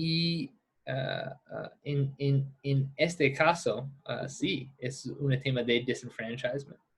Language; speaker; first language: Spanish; non-native, fluent; English